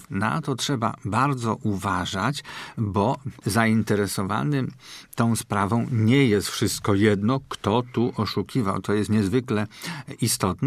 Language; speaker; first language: Polish; native; Polish